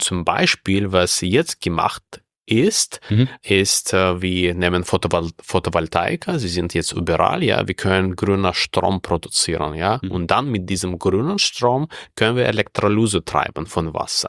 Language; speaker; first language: German; non-native, fluent; Russian